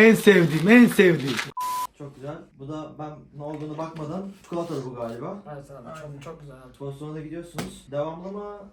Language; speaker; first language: Turkish; native; Turkish